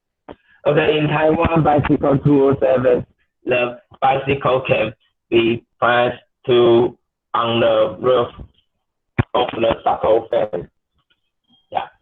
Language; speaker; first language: English; non-native, learner; Chinese